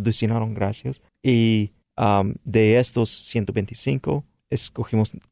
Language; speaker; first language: Spanish; non-native, fluent; English